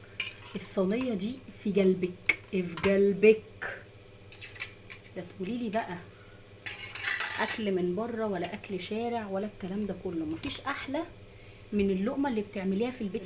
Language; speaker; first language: Arabic; native; Arabic